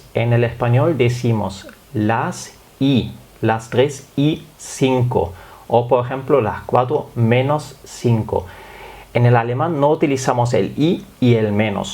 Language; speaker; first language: Spanish; non-native, fluent; German